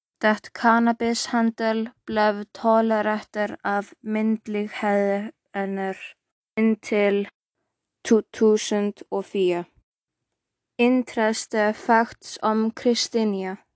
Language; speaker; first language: Norwegian; non-native, learner; Icelandic